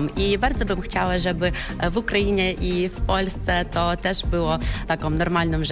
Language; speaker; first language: Polish; non-native, fluent; Ukrainian